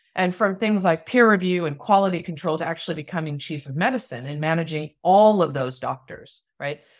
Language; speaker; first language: English; early bilingual, other home language; Hindi